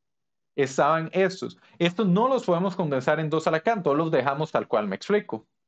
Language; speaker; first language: Spanish; native; Spanish